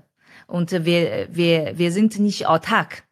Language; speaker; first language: German; non-native, fluent; Chinese